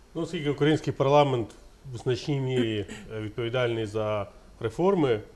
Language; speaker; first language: Ukrainian; native; Ukrainian